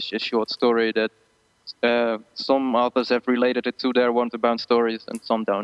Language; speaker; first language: English; non-native, fluent; Dutch